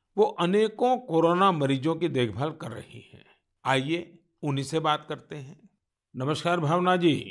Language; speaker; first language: Hindi; non-native, local second language; Gujarati